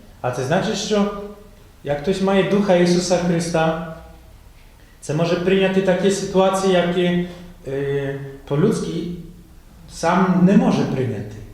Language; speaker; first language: Ukrainian; non-native, fluent; Polish